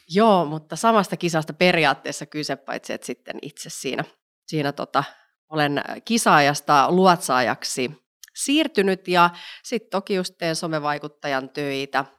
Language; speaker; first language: Finnish; native; Finnish